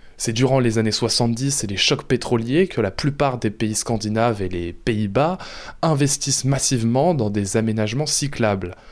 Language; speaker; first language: French; native; French